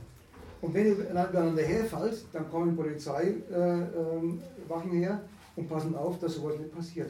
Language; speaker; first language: German; native; German